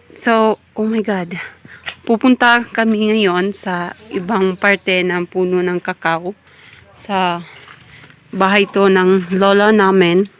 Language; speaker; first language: Filipino; non-native, local second language; Cebuano